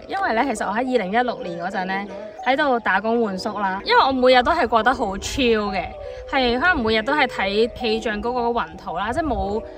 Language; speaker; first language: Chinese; non-native, local second language; Cantonese